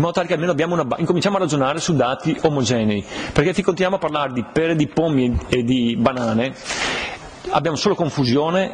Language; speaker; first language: Italian; native; Italian